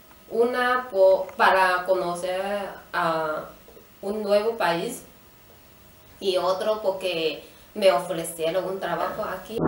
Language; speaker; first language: Spanish; non-native, learner; Chinese